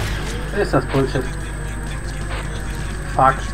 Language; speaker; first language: German; native; German